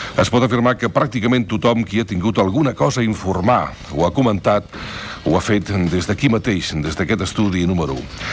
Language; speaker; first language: Catalan; native; Catalan